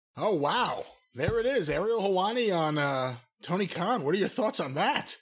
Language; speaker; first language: English; native; English